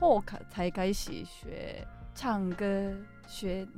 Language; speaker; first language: Chinese; non-native, fluent; Japanese